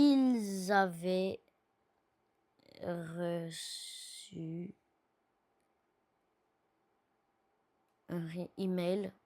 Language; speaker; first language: French; non-native, learner; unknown